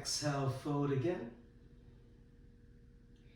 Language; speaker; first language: English; native; English